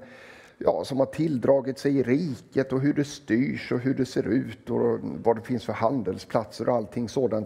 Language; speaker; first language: Swedish; native; Swedish